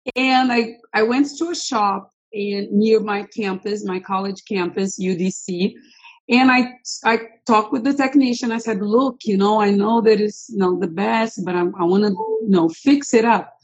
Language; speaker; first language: English; non-native, fluent; Portuguese